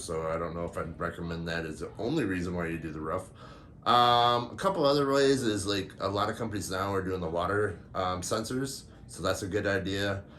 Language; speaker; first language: English; native; English